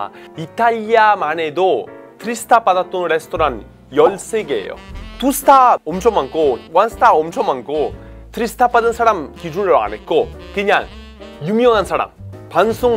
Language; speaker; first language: Korean; non-native, fluent; Italian